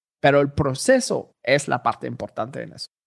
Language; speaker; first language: Spanish; non-native, fluent; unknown